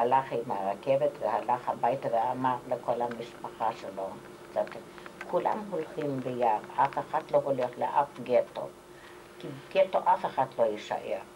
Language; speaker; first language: Hebrew; non-native, fluent; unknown